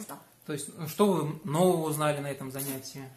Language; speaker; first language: Russian; native; Russian